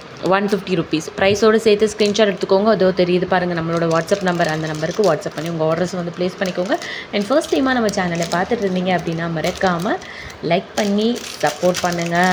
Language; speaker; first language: Tamil; native; Tamil